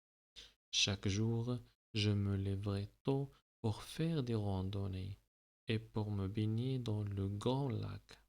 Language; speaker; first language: French; non-native, local second language; Arabic